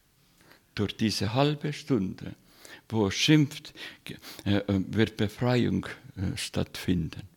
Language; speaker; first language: German; non-native, learner; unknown